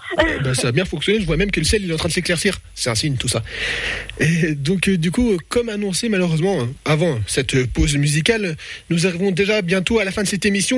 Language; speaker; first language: French; native; French